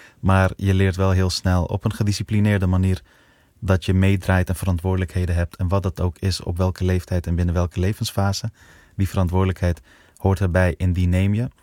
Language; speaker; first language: Dutch; early bilingual, other home language; Persian